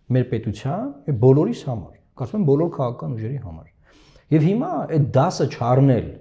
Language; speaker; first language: Armenian; native; Armenian